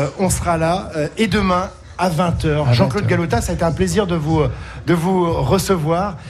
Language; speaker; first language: French; native; French